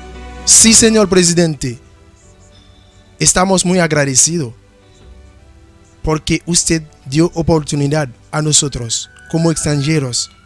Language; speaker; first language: Spanish; non-native, learner; Haitian Creole